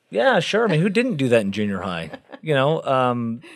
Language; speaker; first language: English; native; English